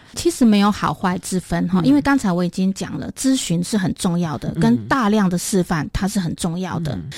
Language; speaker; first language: Chinese; native; Chinese